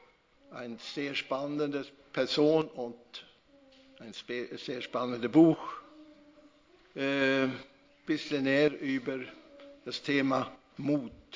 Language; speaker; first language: German; non-native, fluent; Swedish